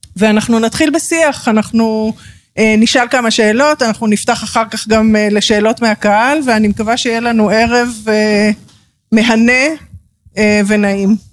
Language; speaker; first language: Hebrew; native; Hebrew